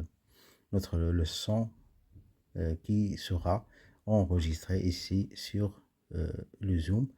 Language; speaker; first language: French; non-native, local second language; Arabic